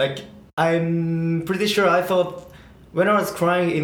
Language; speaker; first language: English; non-native, learner; Japanese